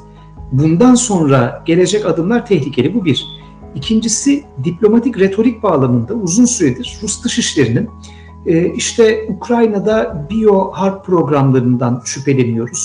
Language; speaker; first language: Turkish; native; Turkish